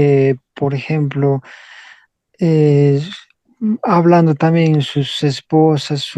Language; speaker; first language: Spanish; non-native, local second language; Quechua